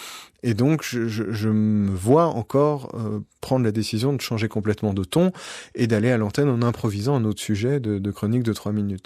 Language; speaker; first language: French; native; French